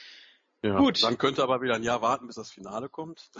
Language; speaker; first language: German; native; German